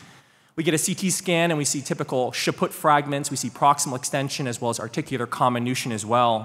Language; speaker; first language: English; native; English